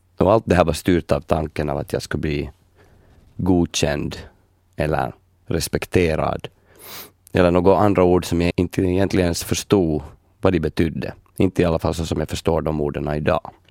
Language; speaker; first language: Swedish; native; Swedish